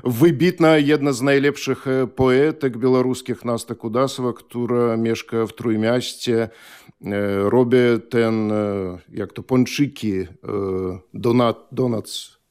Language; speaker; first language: Polish; non-native, fluent; Belarusian